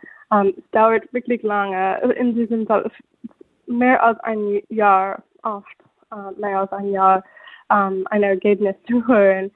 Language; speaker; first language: German; non-native, fluent; English